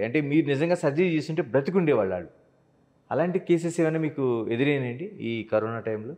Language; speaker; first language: Telugu; native; Telugu